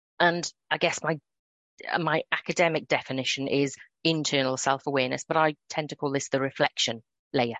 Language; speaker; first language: English; native; English